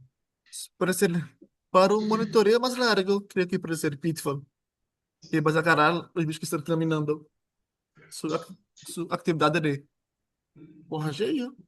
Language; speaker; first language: Spanish; non-native, fluent; Portuguese